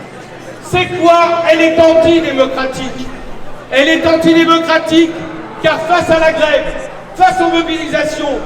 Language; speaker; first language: French; native; French